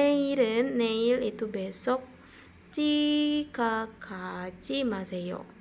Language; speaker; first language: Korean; non-native, fluent; Indonesian